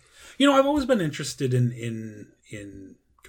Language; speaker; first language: English; native; English